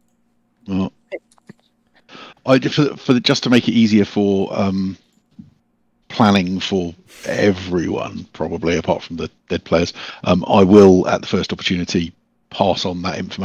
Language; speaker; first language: English; native; English